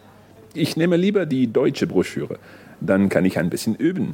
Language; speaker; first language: German; non-native, fluent; English